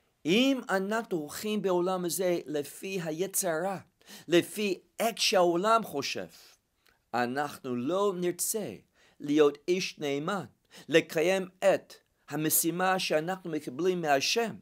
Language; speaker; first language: Hebrew; non-native, fluent; English